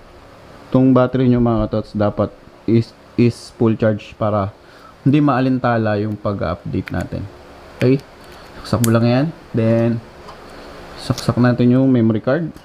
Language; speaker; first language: Filipino; native; Filipino